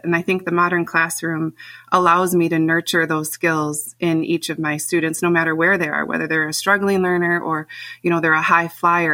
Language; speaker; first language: English; native; English